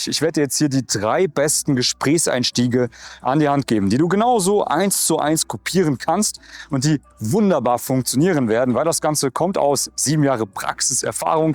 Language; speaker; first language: German; native; German